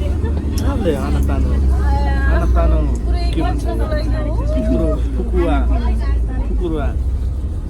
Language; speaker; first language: Japanese; non-native, learner; Nepali